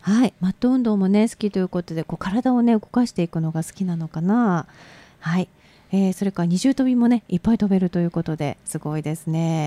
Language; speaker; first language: Japanese; native; Japanese